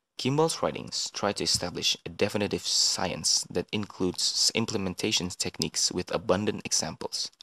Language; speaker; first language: English; non-native, fluent; Indonesian